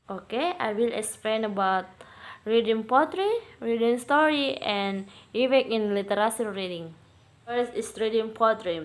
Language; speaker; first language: English; non-native, learner; Indonesian